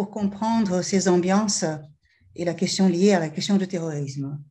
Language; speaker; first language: French; non-native, fluent; Portuguese